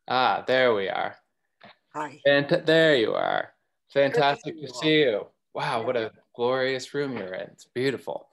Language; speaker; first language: English; native; English